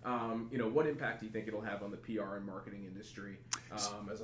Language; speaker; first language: English; native; English